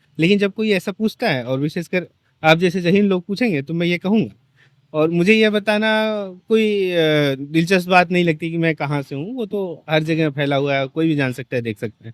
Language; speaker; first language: Hindi; native; Hindi